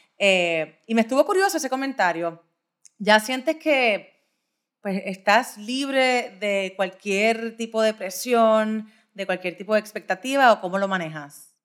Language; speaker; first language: Spanish; early bilingual, heritage; Spanish